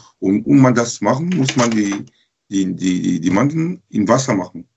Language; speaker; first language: German; non-native, learner; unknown